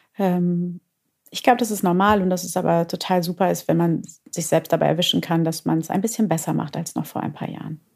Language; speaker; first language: German; early bilingual, other home language; Portuguese